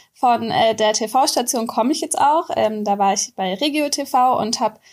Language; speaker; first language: German; native; German